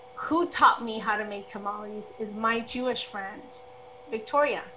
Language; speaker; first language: English; early bilingual, other home language; Spanish